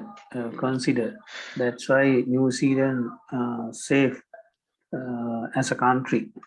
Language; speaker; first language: English; non-native, learner; Sinhala